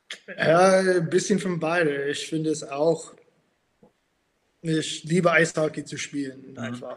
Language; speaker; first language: German; non-native, fluent; English